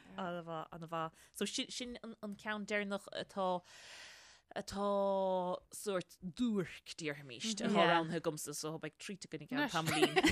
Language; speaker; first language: Irish; native; Irish